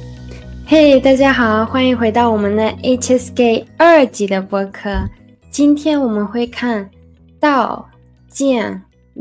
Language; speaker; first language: Chinese; non-native, learner; Spanish